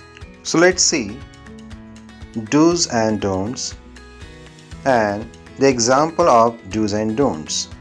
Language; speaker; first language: English; non-native, local second language; Urdu